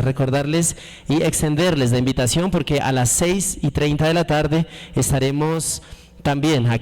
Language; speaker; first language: Spanish; native; Spanish